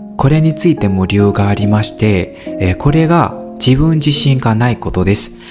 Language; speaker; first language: Japanese; non-native, learner; Burmese